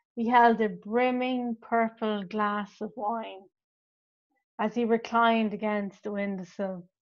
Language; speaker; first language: English; native; English